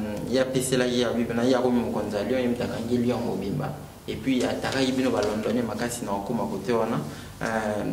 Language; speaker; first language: French; non-native, local second language; Lingala